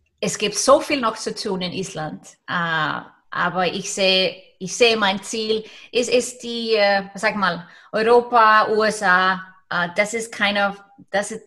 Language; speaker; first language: German; non-native, fluent; Icelandic